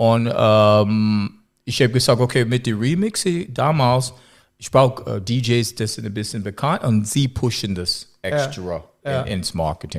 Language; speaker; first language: German; non-native, learner; English